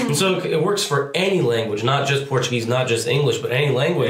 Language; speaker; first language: English; native; English